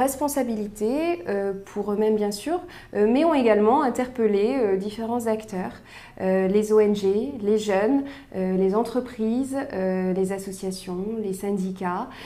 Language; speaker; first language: French; native; French